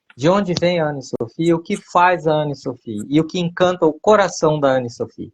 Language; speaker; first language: Portuguese; native; Portuguese